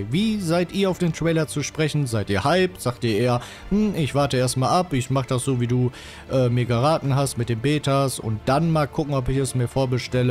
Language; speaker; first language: German; native; German